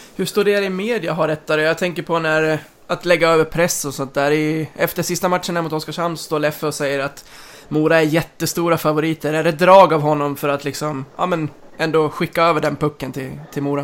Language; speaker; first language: Swedish; native; Swedish